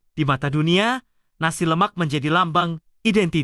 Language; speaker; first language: Malay; native; Malay